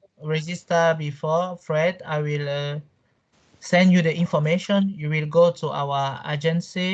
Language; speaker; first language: English; non-native, local second language; French